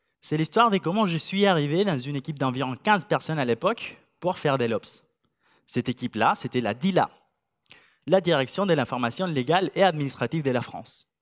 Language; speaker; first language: French; non-native, fluent; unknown